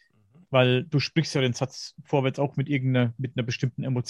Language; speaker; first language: German; native; German